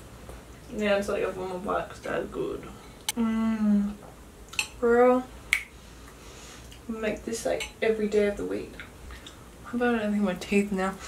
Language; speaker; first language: English; native; English